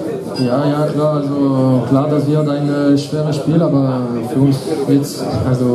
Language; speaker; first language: German; non-native, fluent; French